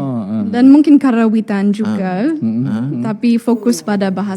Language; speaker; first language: Indonesian; non-native, fluent; English